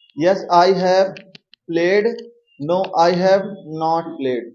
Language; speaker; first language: English; non-native, learner; Hindi